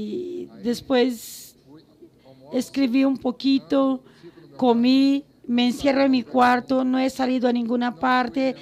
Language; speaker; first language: Spanish; non-native, fluent; Portuguese